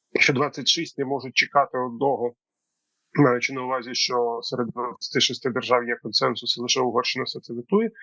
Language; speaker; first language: Ukrainian; native; Ukrainian